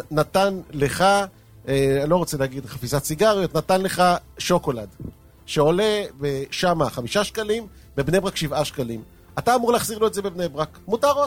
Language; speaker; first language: Hebrew; native; Hebrew